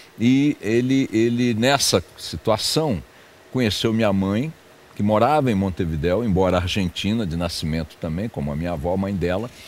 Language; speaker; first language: Portuguese; early bilingual, other home language; Spanish